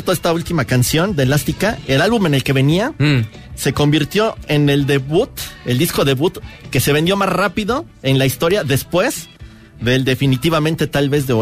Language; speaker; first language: Spanish; native; Spanish